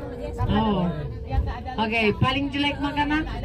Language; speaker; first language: Indonesian; non-native, fluent; Turkish